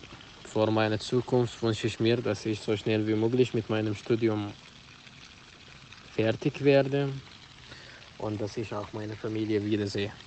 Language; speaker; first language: German; non-native, fluent; Arabic